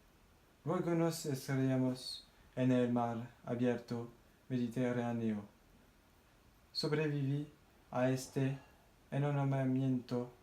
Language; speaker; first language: Spanish; non-native, learner; French